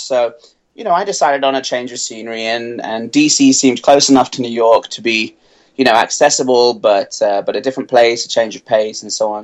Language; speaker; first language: English; native; English